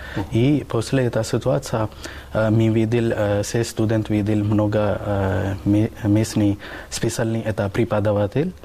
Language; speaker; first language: Russian; non-native, learner; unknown